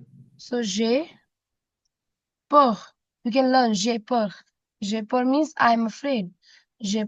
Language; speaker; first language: French; non-native, fluent; Hindi